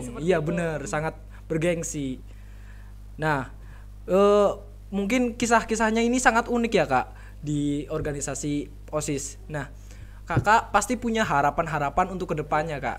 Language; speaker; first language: Indonesian; native; Indonesian